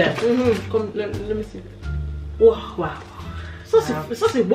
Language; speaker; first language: French; early bilingual, heritage; French